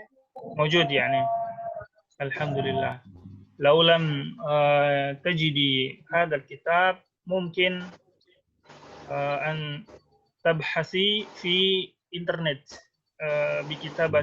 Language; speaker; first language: Arabic; non-native, fluent; Indonesian